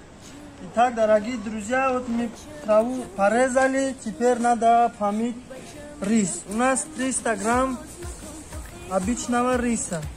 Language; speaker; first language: Russian; non-native, local second language; Tajik